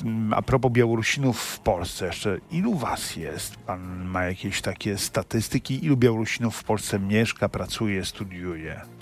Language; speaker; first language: Polish; native; Polish